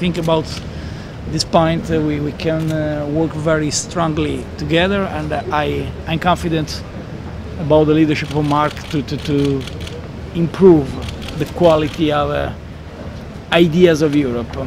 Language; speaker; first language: English; non-native, learner; Italian